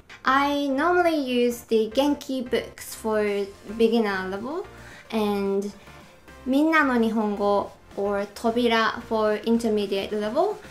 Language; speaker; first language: English; non-native, fluent; Japanese